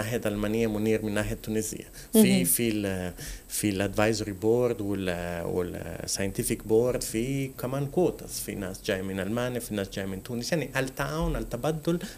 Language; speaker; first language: Arabic; non-native, fluent; Italian